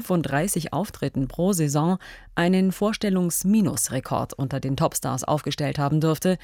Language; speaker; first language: German; native; German